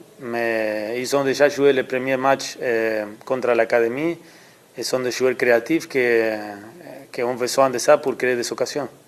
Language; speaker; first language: French; non-native, learner; Spanish